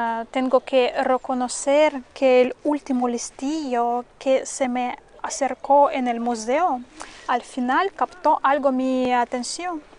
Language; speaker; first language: Spanish; non-native, fluent; Russian